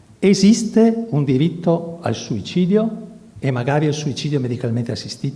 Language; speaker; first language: Italian; native; Italian